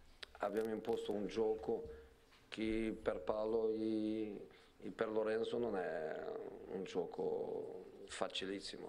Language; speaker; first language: Italian; non-native, fluent; Portuguese